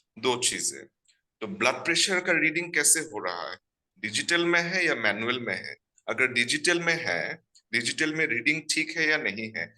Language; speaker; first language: Hindi; non-native, local second language; Assamese